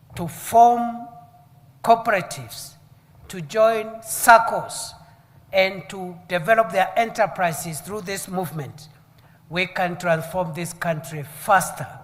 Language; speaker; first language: English; non-native, local second language; Swahili